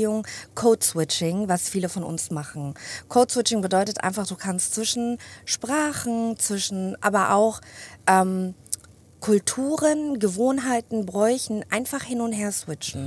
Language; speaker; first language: German; early bilingual, other home language; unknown